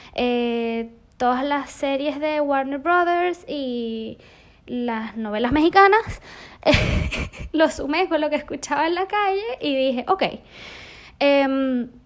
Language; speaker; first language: Spanish; native; Spanish